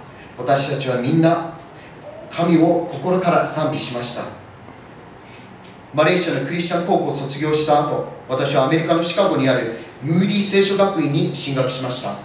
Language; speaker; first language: Japanese; early bilingual, other home language; English